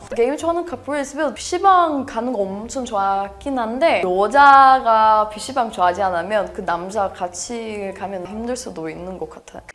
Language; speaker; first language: Korean; non-native, learner; English